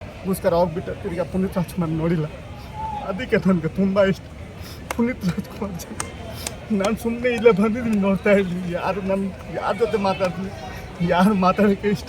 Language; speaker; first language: Kannada; non-native, local second language; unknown